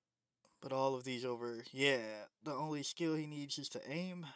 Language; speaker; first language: English; native; English